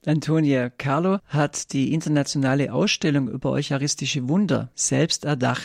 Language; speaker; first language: German; native; German